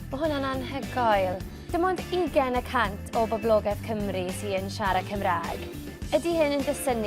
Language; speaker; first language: Welsh; native; Welsh